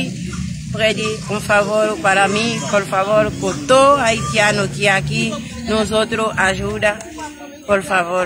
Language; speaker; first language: Spanish; non-native, learner; Haitian Creole